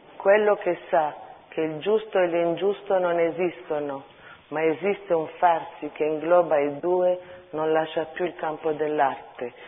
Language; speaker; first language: Italian; early bilingual, other home language; Armenian